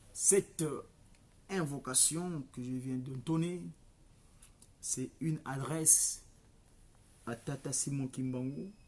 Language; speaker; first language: French; non-native, local second language; Kongo